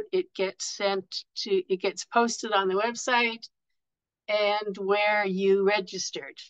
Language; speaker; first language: English; native; English